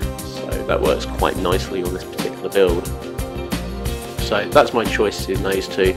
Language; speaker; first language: English; native; English